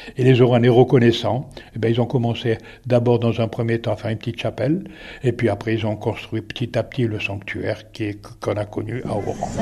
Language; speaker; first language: French; native; French